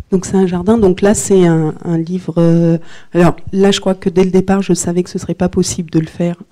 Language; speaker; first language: French; native; French